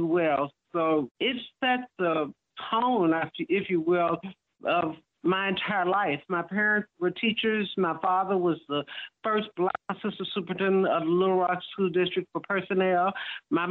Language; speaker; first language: English; native; English